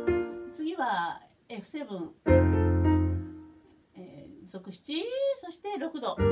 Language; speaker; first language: Japanese; native; Japanese